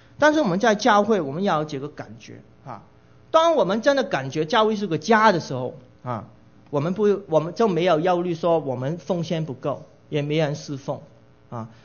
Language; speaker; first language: Chinese; non-native, local second language; Cantonese